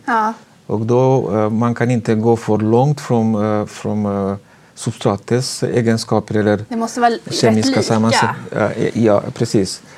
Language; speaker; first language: Swedish; non-native, fluent; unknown